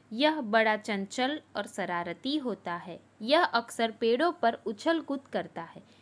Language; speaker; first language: Hindi; non-native, local second language; Gujarati